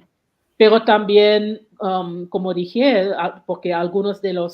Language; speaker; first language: Spanish; non-native, learner; English